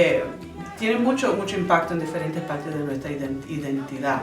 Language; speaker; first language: Spanish; early bilingual, other home language; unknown